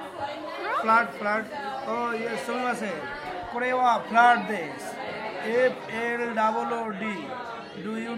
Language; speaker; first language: English; non-native, learner; Bangla